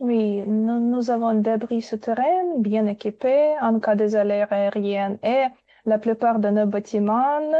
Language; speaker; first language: French; non-native, fluent; Ukrainian